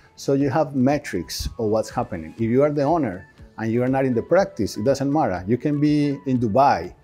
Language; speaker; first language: English; non-native, fluent; Spanish